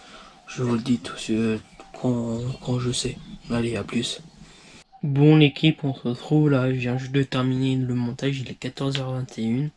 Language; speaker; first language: French; native; French